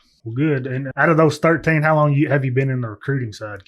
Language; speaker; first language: English; native; English